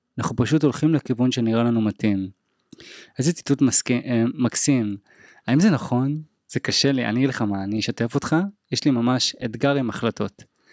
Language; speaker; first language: Hebrew; native; Hebrew